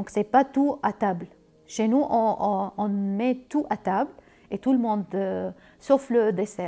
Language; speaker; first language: French; non-native, learner; Arabic